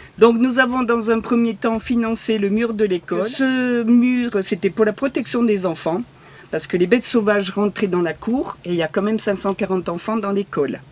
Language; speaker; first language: French; native; French